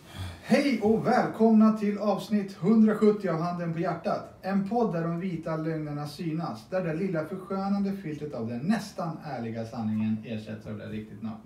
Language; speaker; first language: Swedish; native; Swedish